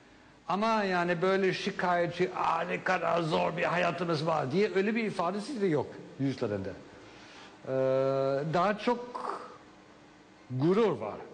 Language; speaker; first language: Turkish; non-native, fluent; German